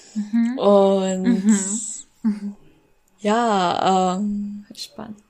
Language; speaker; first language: German; native; German